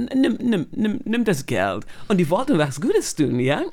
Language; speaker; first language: German; non-native, fluent; English